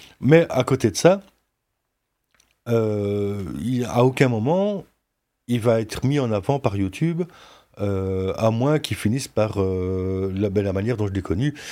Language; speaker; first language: French; native; French